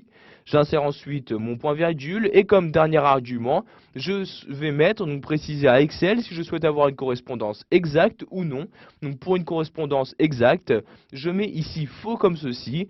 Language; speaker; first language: French; native; French